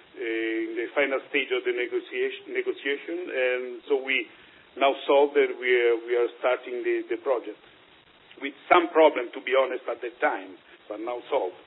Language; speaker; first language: English; non-native, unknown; Italian